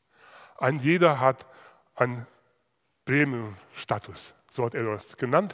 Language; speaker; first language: German; non-native, fluent; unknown